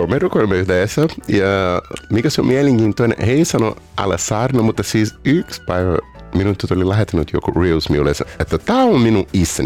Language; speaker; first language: Finnish; non-native, learner; Portuguese